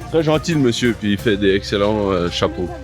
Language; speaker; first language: French; native; French